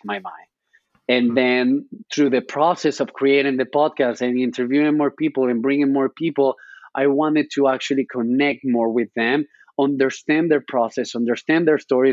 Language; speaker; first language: English; non-native, fluent; Spanish